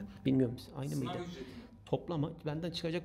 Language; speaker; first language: Turkish; native; Turkish